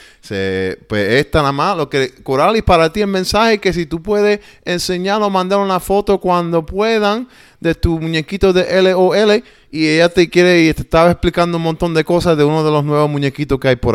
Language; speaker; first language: Spanish; early bilingual, heritage; Spanish